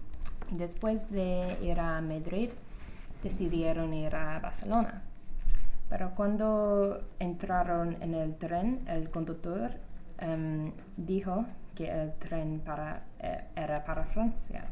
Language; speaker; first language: Spanish; non-native, learner; English